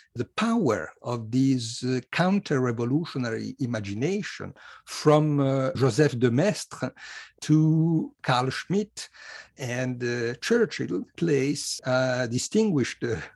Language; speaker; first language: English; non-native, fluent; Italian